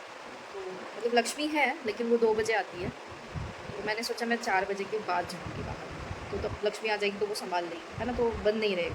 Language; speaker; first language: Hindi; native; Hindi